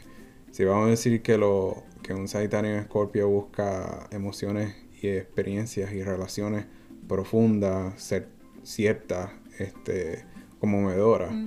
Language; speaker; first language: Spanish; native; Spanish